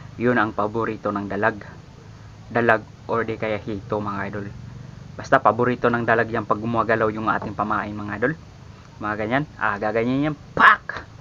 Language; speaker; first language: Filipino; non-native, local second language; Cebuano